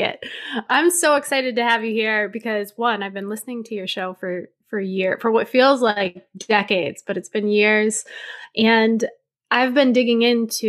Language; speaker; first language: English; native; English